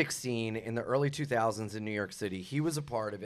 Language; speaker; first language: English; native; English